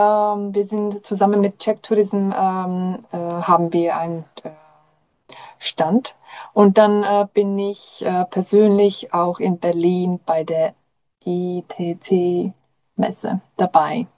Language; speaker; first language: German; non-native, fluent; Czech